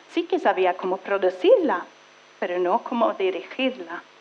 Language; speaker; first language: Spanish; non-native, fluent; Swedish